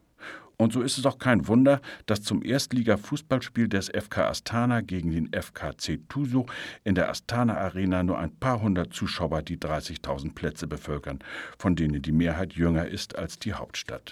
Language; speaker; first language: German; native; German